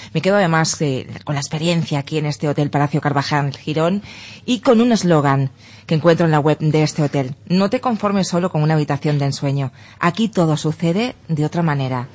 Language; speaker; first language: Spanish; native; Spanish